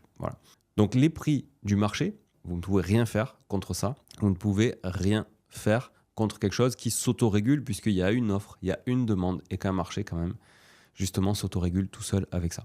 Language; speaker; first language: French; native; French